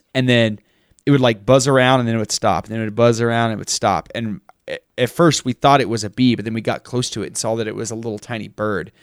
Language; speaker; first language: English; native; English